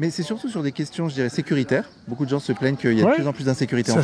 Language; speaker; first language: French; native; French